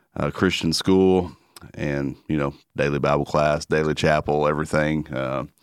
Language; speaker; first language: English; native; English